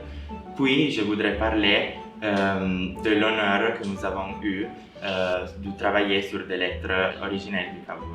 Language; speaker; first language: French; non-native, learner; Italian